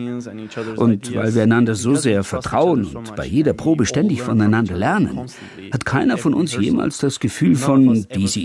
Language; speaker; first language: German; non-native, fluent; Turkish